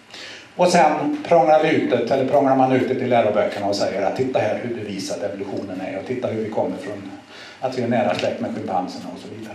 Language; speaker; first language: Swedish; native; Swedish